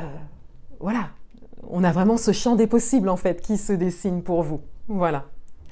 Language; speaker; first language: French; native; French